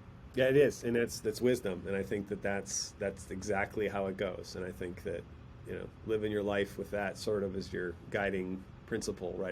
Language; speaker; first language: English; native; English